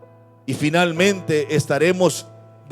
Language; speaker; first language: Spanish; native; Spanish